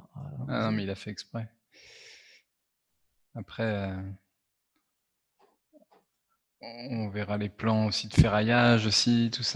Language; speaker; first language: French; native; French